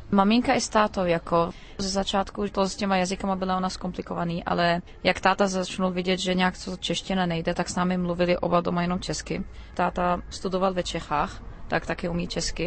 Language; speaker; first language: Czech; early bilingual, heritage; Czech